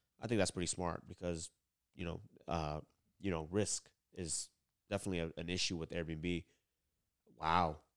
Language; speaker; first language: English; early bilingual, other home language; Vietnamese